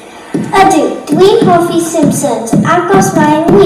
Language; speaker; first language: Welsh; non-native, learner; English